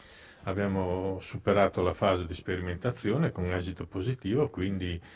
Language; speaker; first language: Italian; native; Italian